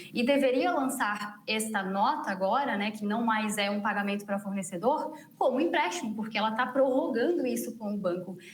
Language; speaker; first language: Portuguese; native; Portuguese